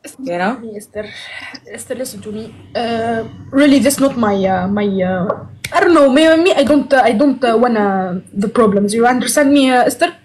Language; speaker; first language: English; non-native, learner; Arabic